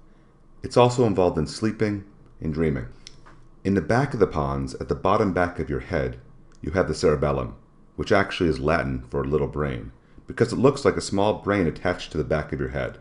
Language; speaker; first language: English; native; English